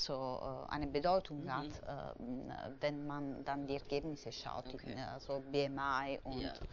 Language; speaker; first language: German; non-native, fluent; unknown